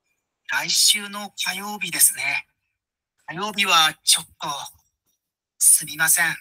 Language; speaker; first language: Japanese; non-native, learner; Bangla